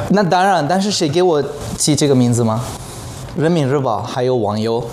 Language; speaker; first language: Chinese; non-native, fluent; Arabic